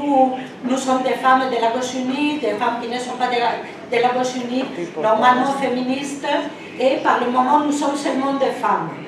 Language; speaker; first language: French; non-native, fluent; Spanish